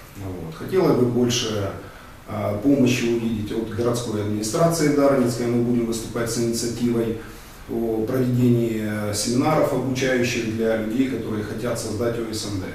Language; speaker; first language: Russian; native; Russian